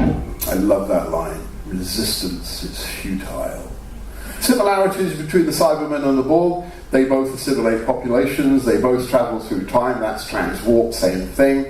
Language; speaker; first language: English; native; English